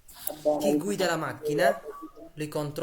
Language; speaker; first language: Italian; non-native, fluent; Bangla